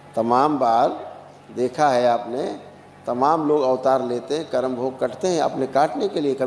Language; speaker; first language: Hindi; native; Hindi